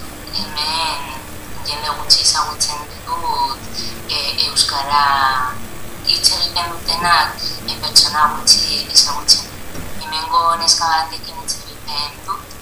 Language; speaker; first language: Basque; non-native, learner; Spanish